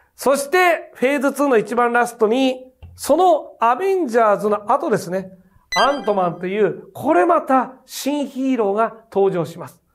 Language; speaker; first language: Japanese; native; Japanese